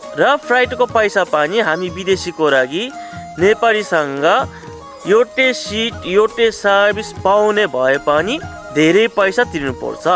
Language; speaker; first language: Nepali; non-native, fluent; Japanese